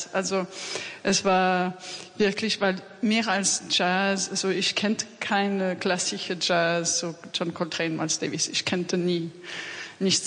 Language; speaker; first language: German; non-native, fluent; French